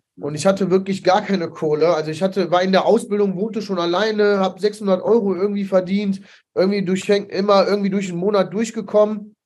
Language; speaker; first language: German; early bilingual, other home language; Italian